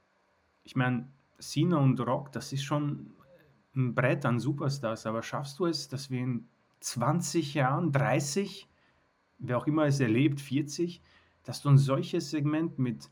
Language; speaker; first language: German; native; German